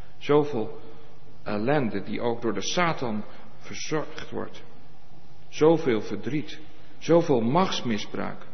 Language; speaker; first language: Dutch; native; Dutch